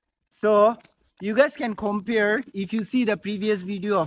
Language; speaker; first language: English; non-native, local second language; Bangla